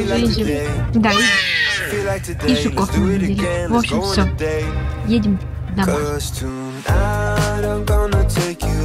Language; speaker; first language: Russian; native; Russian